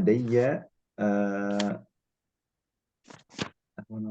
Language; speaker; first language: Arabic; non-native, learner; Indonesian